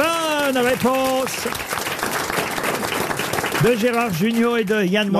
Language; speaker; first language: French; native; French